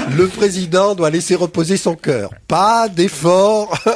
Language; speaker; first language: French; native; French